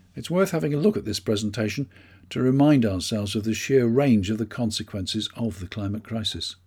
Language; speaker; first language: English; native; English